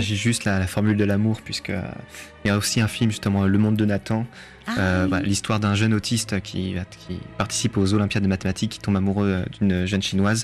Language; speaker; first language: French; native; French